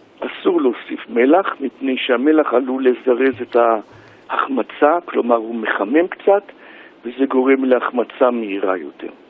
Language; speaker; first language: Hebrew; native; Hebrew